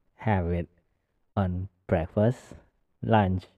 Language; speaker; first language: English; non-native, learner; Indonesian